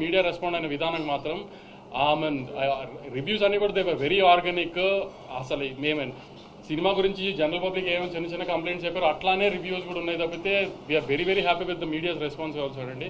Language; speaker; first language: Telugu; native; Telugu